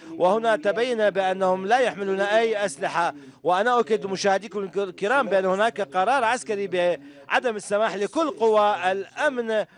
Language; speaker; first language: Arabic; non-native, fluent; Persian